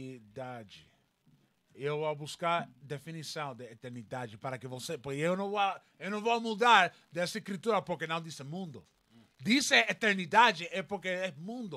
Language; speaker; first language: Portuguese; non-native, learner; Spanish